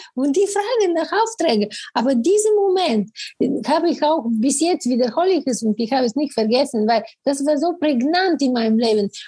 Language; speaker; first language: German; non-native, fluent; Bulgarian